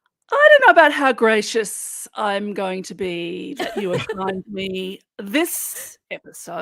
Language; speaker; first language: English; native; English